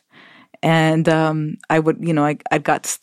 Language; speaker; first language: English; early bilingual, other home language; Spanish